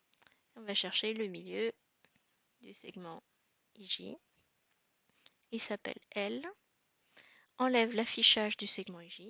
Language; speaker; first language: French; native; French